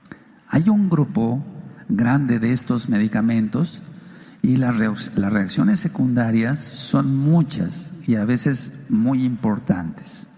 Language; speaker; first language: Spanish; native; Spanish